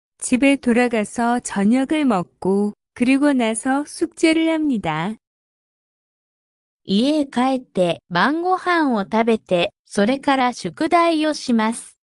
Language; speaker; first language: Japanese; non-native, fluent; Korean